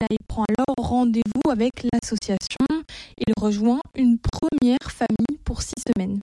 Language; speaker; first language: French; native; French